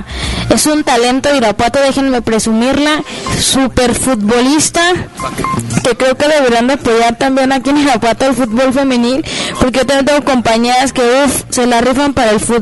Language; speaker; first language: Spanish; native; Spanish